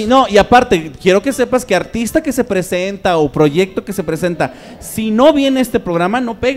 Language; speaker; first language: Spanish; native; Spanish